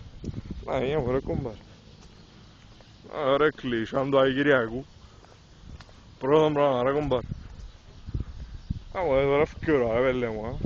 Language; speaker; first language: Greek; native; Greek